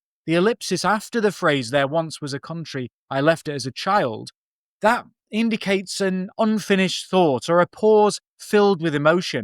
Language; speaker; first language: English; native; English